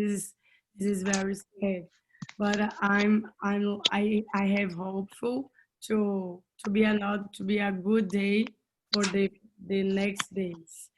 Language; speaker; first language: English; non-native, learner; Portuguese